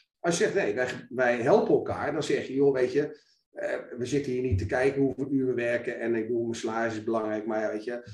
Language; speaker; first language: Dutch; native; Dutch